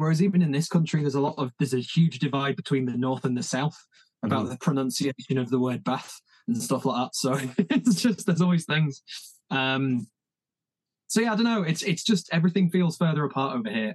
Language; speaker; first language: English; native; English